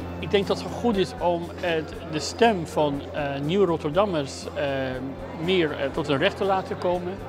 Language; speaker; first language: Dutch; non-native, fluent; Persian